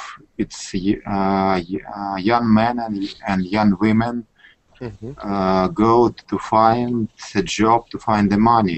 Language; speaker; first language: English; non-native, learner; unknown